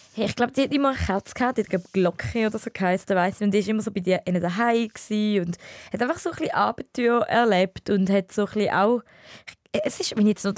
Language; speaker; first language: German; early bilingual, other home language; Tamil